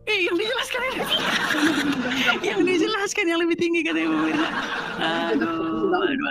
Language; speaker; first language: Indonesian; native; Indonesian